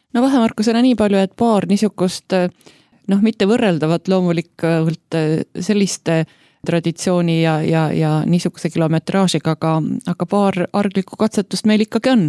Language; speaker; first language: Estonian; native; Estonian